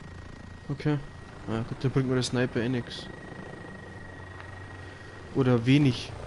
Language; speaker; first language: German; native; German